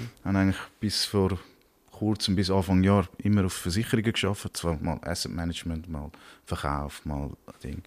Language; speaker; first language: German; early bilingual, other home language; Turkish